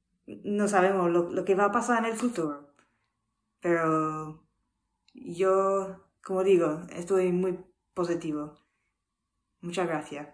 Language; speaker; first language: Spanish; non-native, learner; English